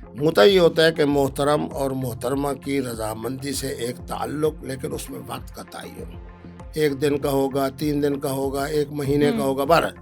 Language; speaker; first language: Urdu; non-native, local second language; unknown